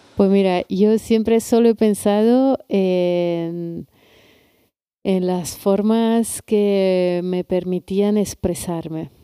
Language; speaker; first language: Spanish; non-native, fluent; Italian